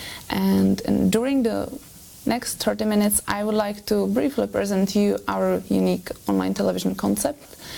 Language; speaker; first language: English; non-native, fluent; Czech